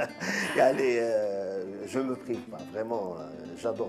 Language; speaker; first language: Arabic; native; Arabic